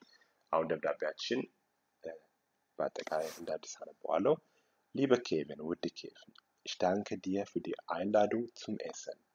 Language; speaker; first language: German; non-native, local second language; Amharic